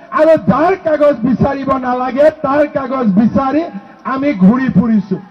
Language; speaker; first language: Assamese; native; Assamese